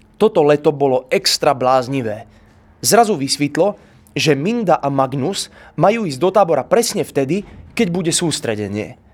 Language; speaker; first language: Slovak; native; Slovak